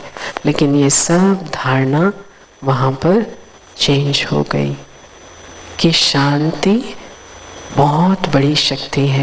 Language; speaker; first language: Hindi; native; Hindi